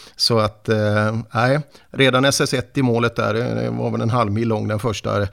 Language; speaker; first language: Swedish; native; Swedish